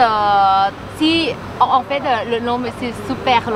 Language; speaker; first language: French; non-native, learner; Thai